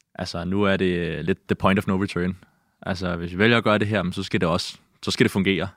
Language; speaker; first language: Danish; native; Danish